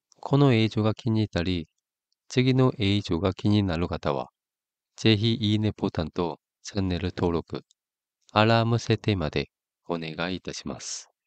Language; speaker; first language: Japanese; non-native, fluent; Korean